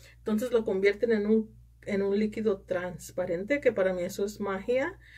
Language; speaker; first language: Spanish; early bilingual, heritage; Spanish